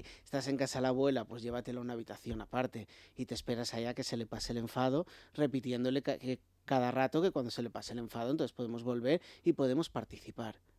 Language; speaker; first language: Spanish; native; Spanish